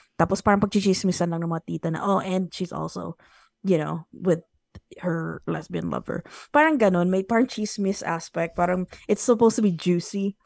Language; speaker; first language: English; native; English